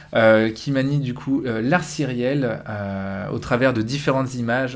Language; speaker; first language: French; native; French